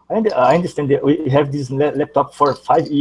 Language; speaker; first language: English; non-native, learner; Portuguese